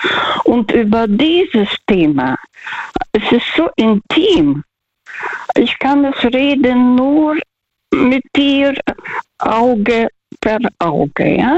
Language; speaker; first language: German; non-native, fluent; Russian